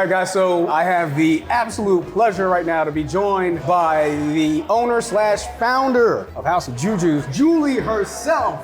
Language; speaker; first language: English; native; English